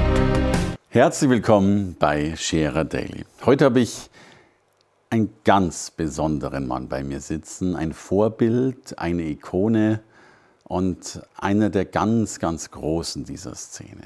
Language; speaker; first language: German; native; German